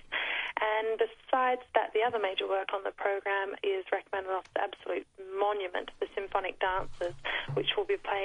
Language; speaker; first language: English; native; English